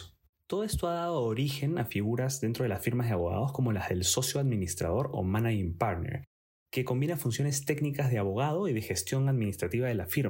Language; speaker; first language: Spanish; native; Spanish